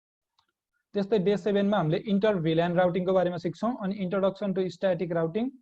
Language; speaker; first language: Nepali; native; Nepali